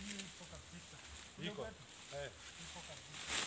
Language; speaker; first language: Swahili; non-native, local second language; Masai